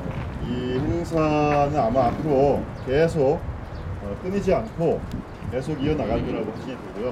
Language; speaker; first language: Korean; native; Korean